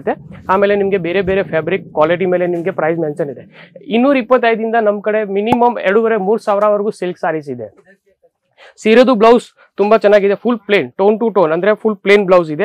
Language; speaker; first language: Kannada; non-native, fluent; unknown